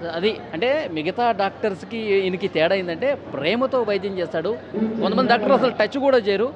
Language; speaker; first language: Telugu; native; Telugu